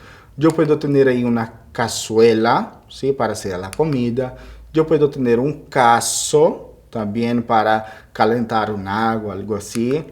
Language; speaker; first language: Spanish; non-native, fluent; Portuguese